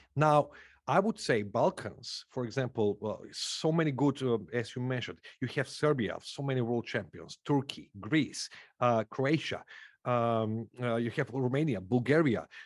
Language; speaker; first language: English; non-native, fluent; Macedonian